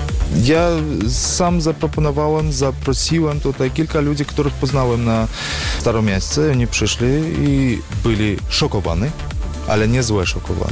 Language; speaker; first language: Polish; non-native, learner; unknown